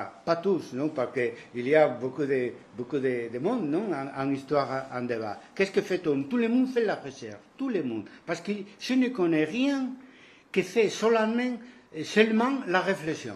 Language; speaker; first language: French; non-native, fluent; Spanish